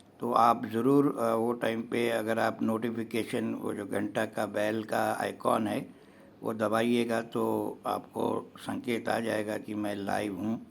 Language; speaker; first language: Hindi; non-native, local second language; Gujarati